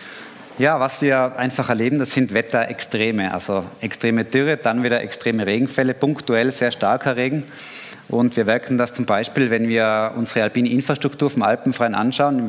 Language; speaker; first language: German; native; German